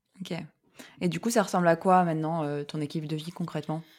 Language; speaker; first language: French; native; French